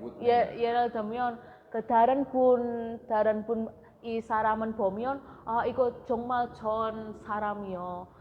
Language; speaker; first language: Korean; non-native, learner; Indonesian